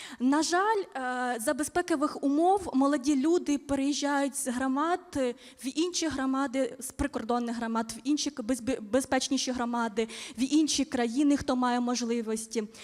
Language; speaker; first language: Ukrainian; native; Ukrainian